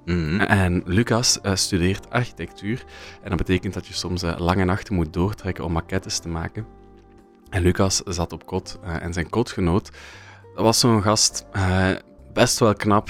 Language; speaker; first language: Dutch; native; Dutch